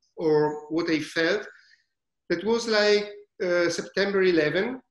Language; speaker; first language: English; non-native, learner; Italian